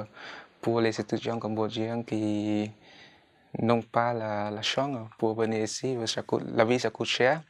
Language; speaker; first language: French; non-native, fluent; Khmer